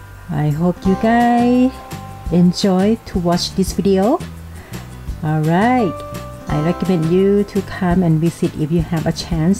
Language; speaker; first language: English; non-native, learner; Lao